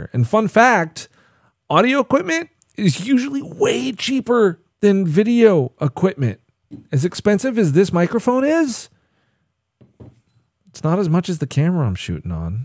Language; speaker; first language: English; native; English